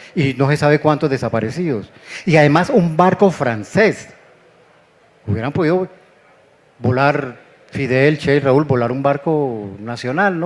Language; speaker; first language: Spanish; native; Spanish